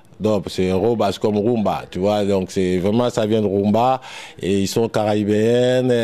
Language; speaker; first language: French; non-native, local second language; Lingala